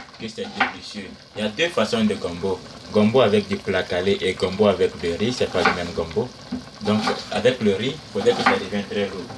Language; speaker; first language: French; non-native, local second language; Susu